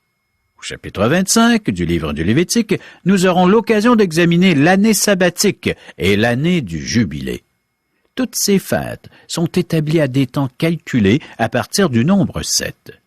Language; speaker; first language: French; native; French